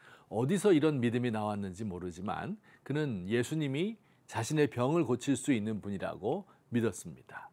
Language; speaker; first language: Korean; native; Korean